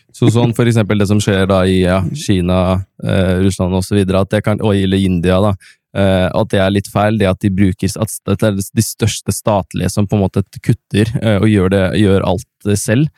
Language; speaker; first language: Norwegian; native; Norwegian